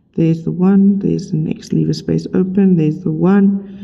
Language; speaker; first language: English; non-native, local second language; Afrikaans